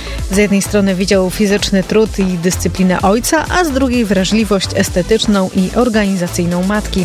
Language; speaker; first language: Polish; native; Polish